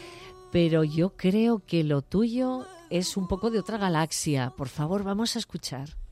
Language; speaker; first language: Spanish; native; Spanish